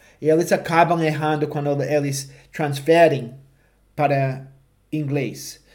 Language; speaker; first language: Portuguese; non-native, fluent; English